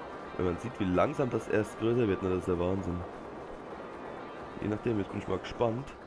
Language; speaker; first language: German; native; German